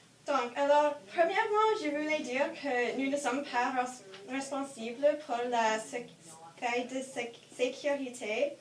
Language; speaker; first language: French; non-native, learner; English